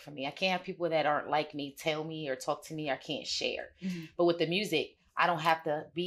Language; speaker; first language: English; native; English